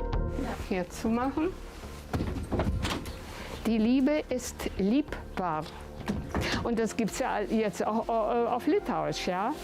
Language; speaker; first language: German; non-native, fluent; Lithuanian